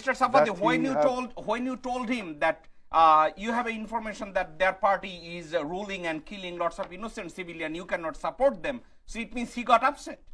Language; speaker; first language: English; non-native, fluent; Bangla